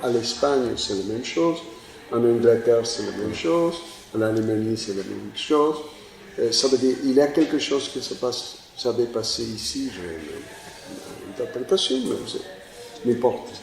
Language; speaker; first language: French; non-native, fluent; Spanish